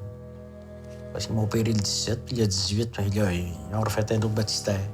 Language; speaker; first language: French; native; French